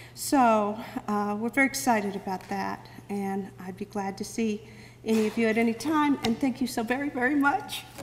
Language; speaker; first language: English; native; English